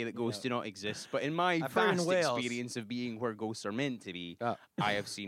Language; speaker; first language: English; native; English